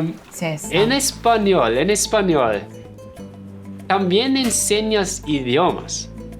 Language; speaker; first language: Spanish; non-native, fluent; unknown